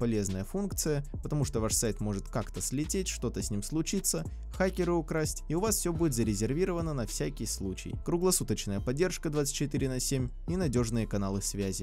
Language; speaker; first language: Russian; native; Russian